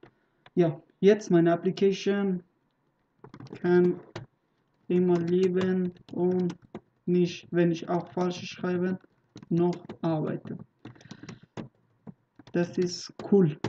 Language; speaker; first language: German; non-native, learner; Persian